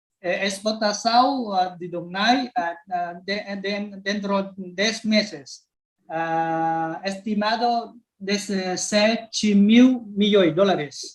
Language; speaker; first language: Portuguese; non-native, learner; Vietnamese